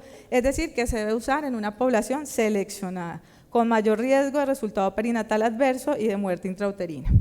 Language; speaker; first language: Spanish; native; Spanish